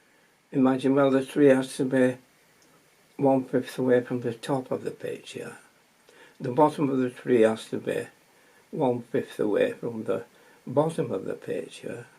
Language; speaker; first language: English; native; English